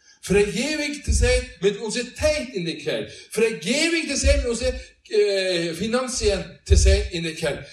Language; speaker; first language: Dutch; non-native, learner; Norwegian